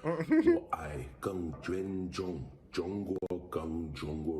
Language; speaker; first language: Chinese; non-native, learner; English